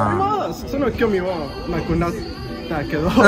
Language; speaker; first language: Japanese; non-native, fluent; Spanish